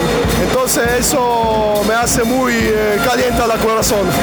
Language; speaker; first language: Spanish; non-native, learner; Polish